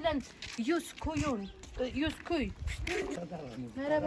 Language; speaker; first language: Turkish; non-native, learner; Russian